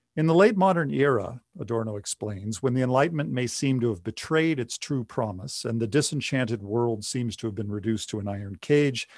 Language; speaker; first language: English; native; English